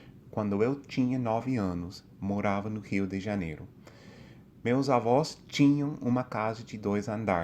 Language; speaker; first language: Portuguese; non-native, fluent; English